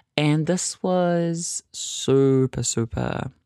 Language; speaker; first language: English; native; English